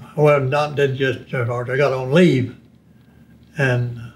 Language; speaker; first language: English; native; English